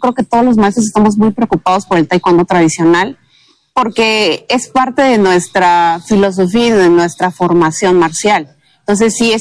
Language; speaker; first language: Spanish; native; Spanish